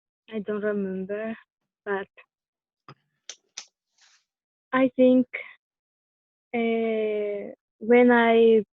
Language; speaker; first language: English; non-native, learner; Spanish